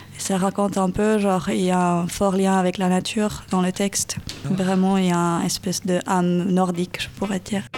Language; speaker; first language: French; non-native, fluent; Finnish